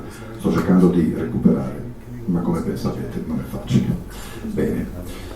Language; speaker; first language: Italian; native; Italian